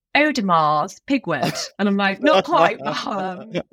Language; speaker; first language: English; native; English